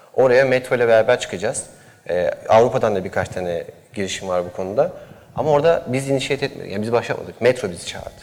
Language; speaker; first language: Turkish; native; Turkish